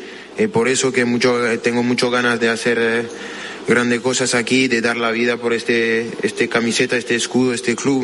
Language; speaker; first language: Spanish; non-native, fluent; French